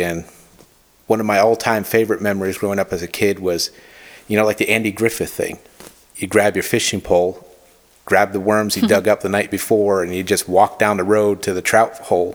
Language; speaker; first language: English; native; English